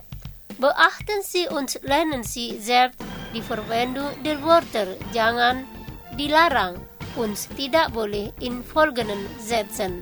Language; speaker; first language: German; non-native, fluent; Indonesian